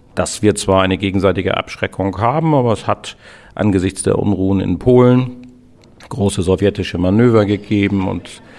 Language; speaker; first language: German; native; German